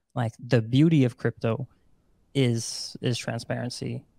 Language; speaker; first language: English; non-native, fluent; Dutch